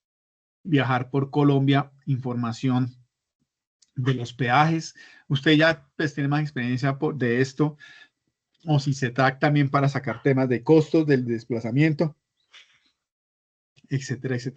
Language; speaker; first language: Spanish; native; Spanish